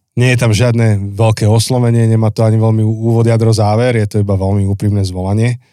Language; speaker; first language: Slovak; native; Slovak